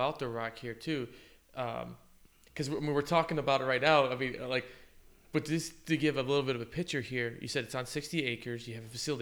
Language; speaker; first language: English; native; English